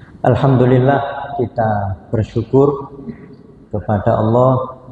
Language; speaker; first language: Indonesian; non-native, local second language; Javanese